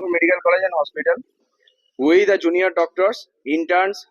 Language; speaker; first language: English; non-native, local second language; Bangla